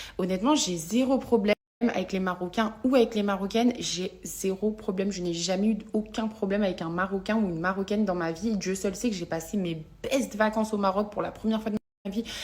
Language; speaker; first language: French; native; French